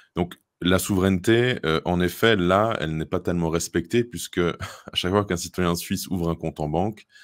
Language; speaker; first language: French; native; French